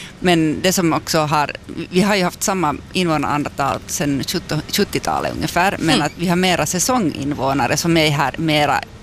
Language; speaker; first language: Swedish; native; Swedish